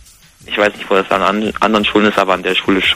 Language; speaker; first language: German; native; German